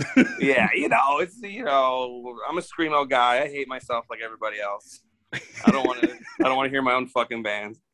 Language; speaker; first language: English; native; English